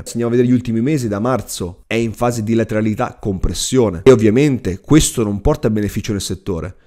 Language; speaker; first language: Italian; native; Italian